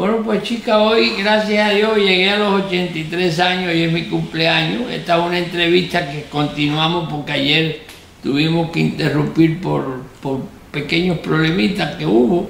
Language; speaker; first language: Spanish; native; Spanish